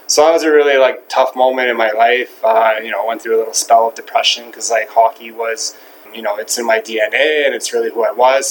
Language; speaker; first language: English; native; English